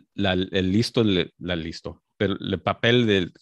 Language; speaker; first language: Spanish; early bilingual, heritage; Spanish